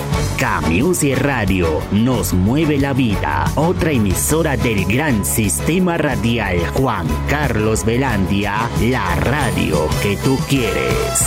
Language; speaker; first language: Spanish; native; Spanish